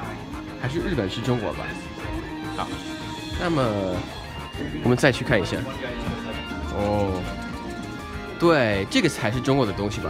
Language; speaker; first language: Chinese; non-native, fluent; English